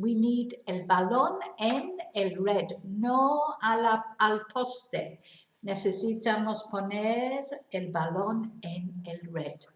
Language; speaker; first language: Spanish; non-native, learner; English